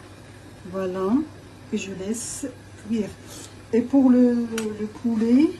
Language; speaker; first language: French; non-native, local second language; Arabic